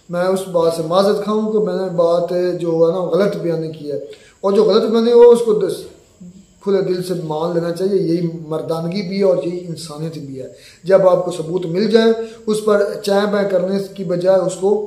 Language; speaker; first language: Urdu; native; Urdu